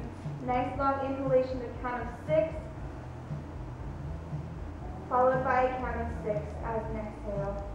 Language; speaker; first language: English; native; English